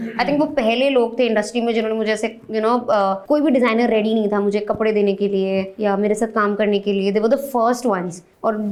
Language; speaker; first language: Hindi; native; Hindi